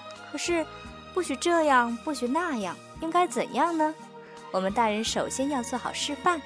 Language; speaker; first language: Chinese; native; Chinese